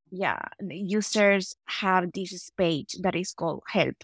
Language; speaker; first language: English; non-native, fluent; Spanish